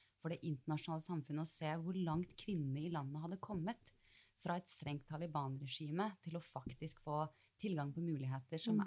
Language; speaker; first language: Norwegian; early bilingual, other home language; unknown